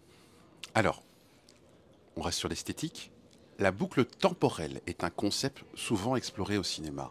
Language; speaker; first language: French; native; French